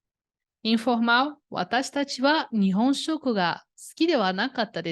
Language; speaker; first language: Japanese; non-native, fluent; Portuguese